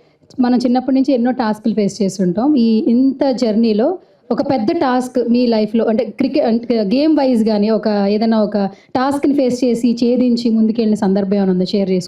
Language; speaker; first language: Telugu; native; Telugu